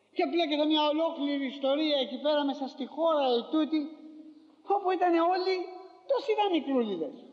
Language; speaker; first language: Greek; native; Greek